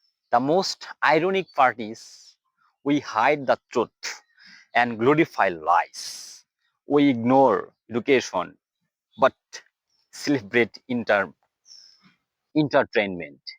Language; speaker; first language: English; non-native, local second language; Bangla